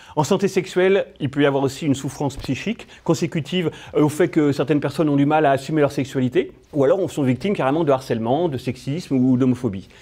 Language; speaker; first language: French; native; French